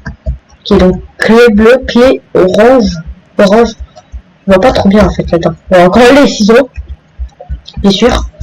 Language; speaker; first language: French; native; French